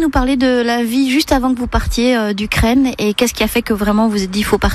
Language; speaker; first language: French; native; French